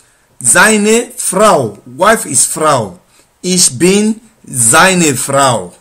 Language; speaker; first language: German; non-native, learner; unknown